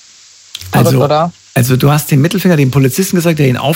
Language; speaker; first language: German; native; German